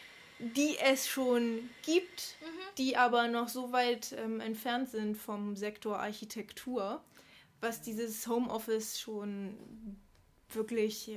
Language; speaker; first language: German; native; German